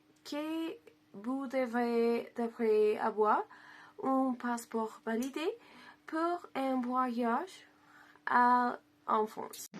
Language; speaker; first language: French; non-native, learner; Spanish